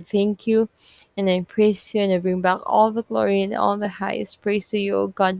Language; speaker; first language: English; non-native, local second language; Filipino